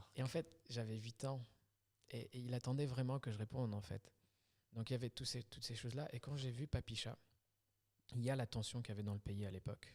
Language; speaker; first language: French; early bilingual, other home language; Kabyle